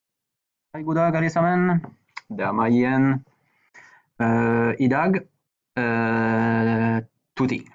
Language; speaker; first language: Norwegian; non-native, fluent; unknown